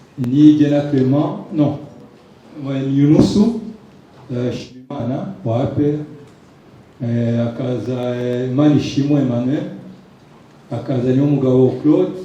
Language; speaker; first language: Kinyarwanda; native; Kinyarwanda